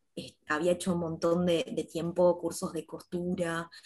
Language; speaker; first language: Spanish; native; Spanish